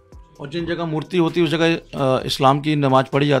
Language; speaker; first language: Hindi; native; Hindi